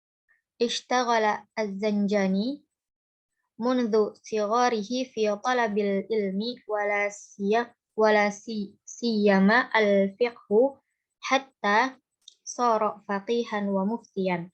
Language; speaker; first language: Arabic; non-native, learner; Indonesian